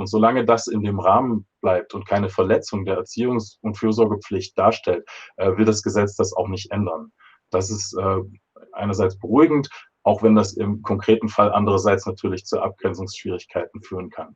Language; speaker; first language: German; native; German